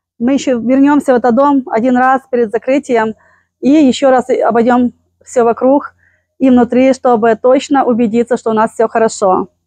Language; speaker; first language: Russian; native; Russian